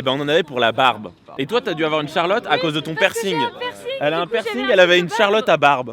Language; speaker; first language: French; native; French